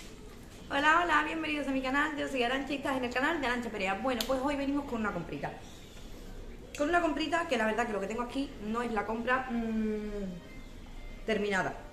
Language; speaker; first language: Spanish; native; Spanish